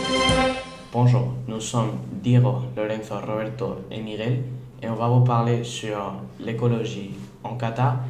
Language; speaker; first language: French; non-native, learner; Spanish